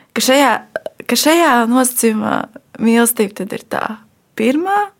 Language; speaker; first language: Latvian; native; Latvian